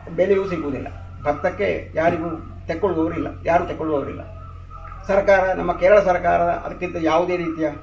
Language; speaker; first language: Kannada; non-native, local second language; Malayalam